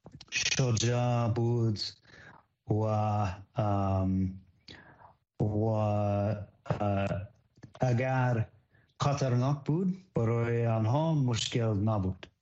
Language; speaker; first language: Persian; non-native, learner; English